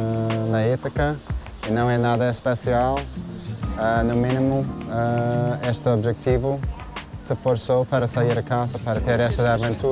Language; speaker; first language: Portuguese; non-native, fluent; English